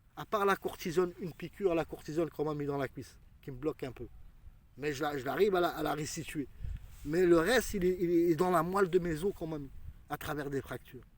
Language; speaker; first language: French; early bilingual, other home language; Arabic